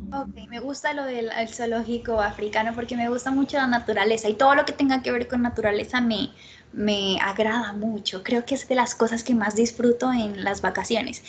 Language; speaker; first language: Spanish; native; Spanish